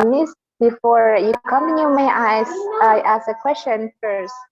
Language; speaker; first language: English; non-native, learner; Indonesian